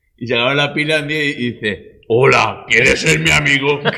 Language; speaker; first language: Spanish; native; Spanish